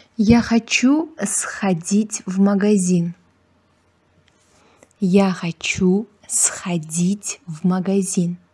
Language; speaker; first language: Russian; non-native, fluent; Uzbek